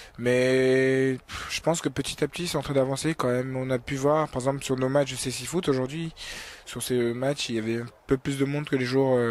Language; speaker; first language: French; early bilingual, other home language; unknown